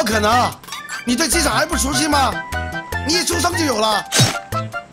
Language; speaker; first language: Chinese; native; Chinese